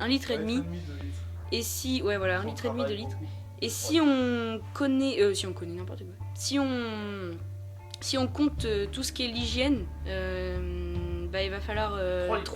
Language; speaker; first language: French; native; French